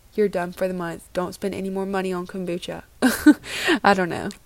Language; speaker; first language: English; native; English